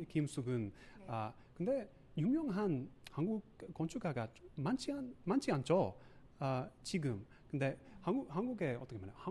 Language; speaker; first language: Korean; non-native, learner; English